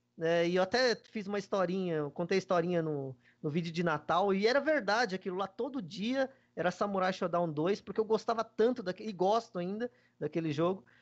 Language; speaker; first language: Portuguese; native; Portuguese